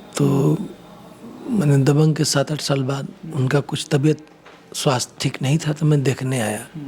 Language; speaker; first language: Hindi; non-native, local second language; Bhojpuri